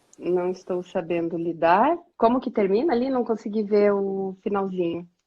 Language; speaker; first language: Portuguese; native; Portuguese